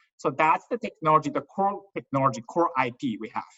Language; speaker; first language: English; non-native, fluent; Chinese